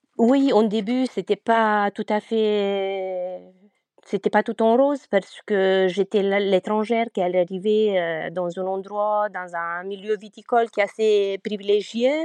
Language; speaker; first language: French; non-native, fluent; Romanian